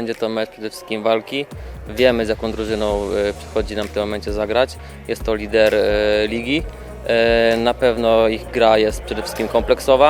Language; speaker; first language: Polish; native; Polish